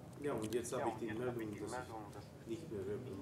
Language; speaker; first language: German; non-native, fluent; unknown